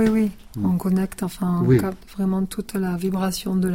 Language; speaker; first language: French; native; French